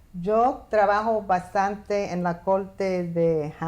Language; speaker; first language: Spanish; early bilingual, heritage; Spanish